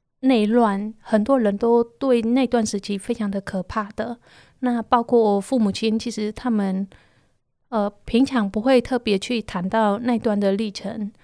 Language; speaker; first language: Chinese; non-native, fluent; Khmer